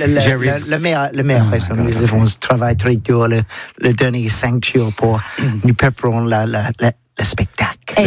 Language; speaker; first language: French; non-native, learner; English